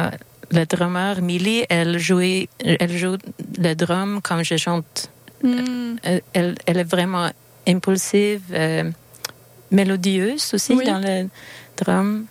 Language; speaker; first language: French; non-native, learner; Swedish